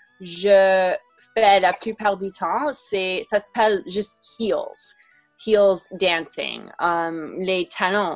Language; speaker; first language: French; non-native, fluent; English